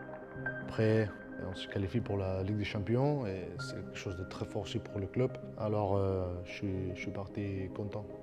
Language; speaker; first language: French; non-native, fluent; Spanish